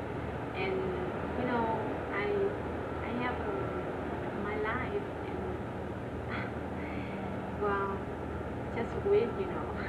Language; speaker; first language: English; non-native, learner; Vietnamese